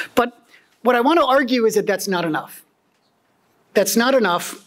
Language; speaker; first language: English; native; English